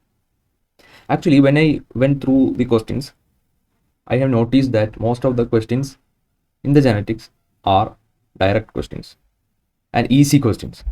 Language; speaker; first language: English; non-native, local second language; Malayalam